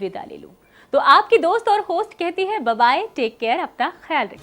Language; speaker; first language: Hindi; native; Hindi